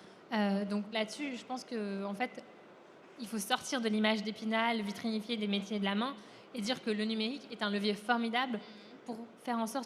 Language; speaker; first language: French; native; French